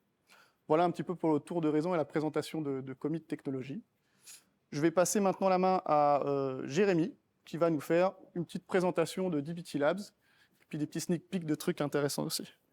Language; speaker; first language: French; native; French